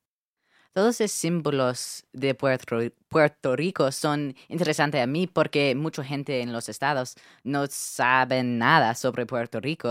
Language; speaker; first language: Spanish; non-native, learner; English